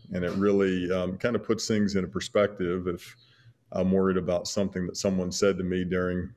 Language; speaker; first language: English; native; English